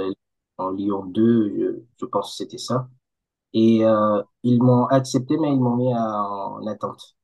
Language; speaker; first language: French; non-native, local second language; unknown